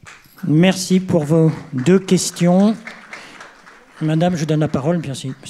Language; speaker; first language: French; native; French